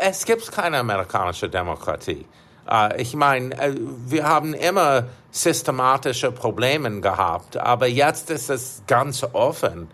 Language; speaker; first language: German; non-native, fluent; English